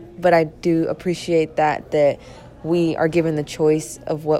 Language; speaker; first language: English; native; English